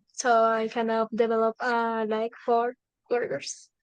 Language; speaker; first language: English; non-native, fluent; Spanish